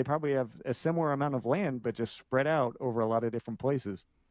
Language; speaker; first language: English; native; English